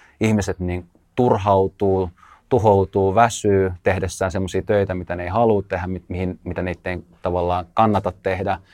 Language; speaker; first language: Finnish; early bilingual, other home language; Russian